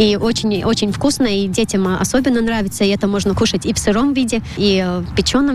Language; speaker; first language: Russian; non-native, local second language; Latvian